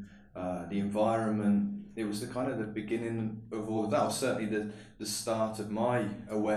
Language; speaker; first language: English; native; English